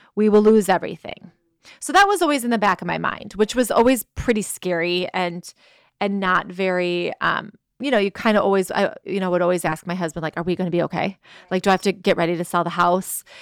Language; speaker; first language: English; native; English